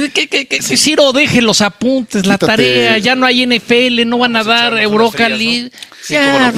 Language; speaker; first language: Spanish; native; Spanish